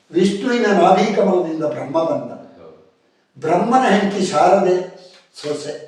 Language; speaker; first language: Kannada; non-native, local second language; Tulu